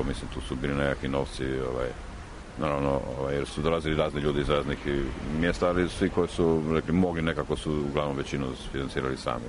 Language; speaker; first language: Croatian; native; Croatian